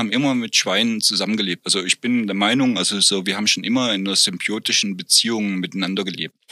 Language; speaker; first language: German; native; German